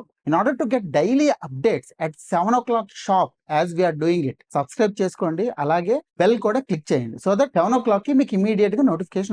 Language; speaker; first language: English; non-native, local second language; Telugu